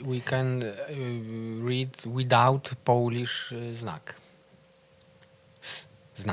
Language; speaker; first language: English; non-native, learner; Polish